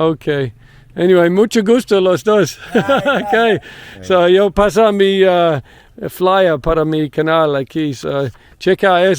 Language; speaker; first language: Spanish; non-native, learner; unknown